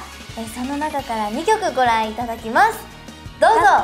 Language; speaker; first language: Japanese; native; Japanese